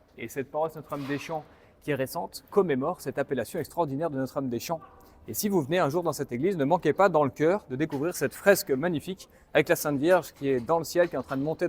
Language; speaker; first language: French; native; French